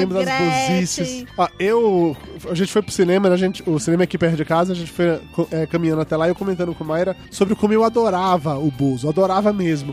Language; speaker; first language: Portuguese; native; Portuguese